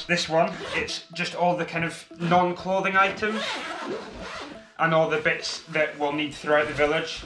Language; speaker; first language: English; native; English